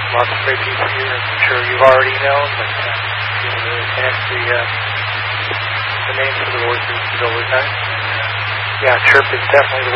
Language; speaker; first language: English; native; English